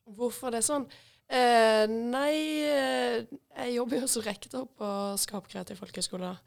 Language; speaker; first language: Norwegian; native; Norwegian